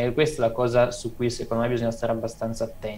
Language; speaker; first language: Italian; native; Italian